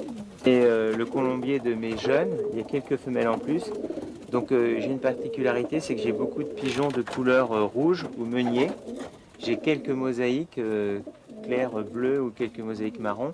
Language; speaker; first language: French; native; French